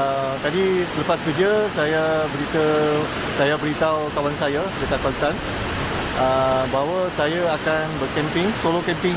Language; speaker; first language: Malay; non-native, local second language; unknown